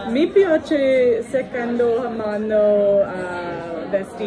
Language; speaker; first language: Italian; non-native, learner; English